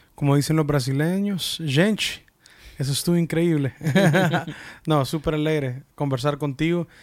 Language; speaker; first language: Spanish; early bilingual, heritage; Spanish